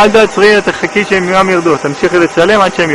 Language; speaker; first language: Hebrew; native; Hebrew